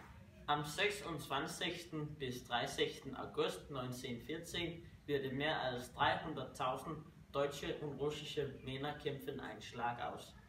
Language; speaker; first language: German; non-native, learner; Danish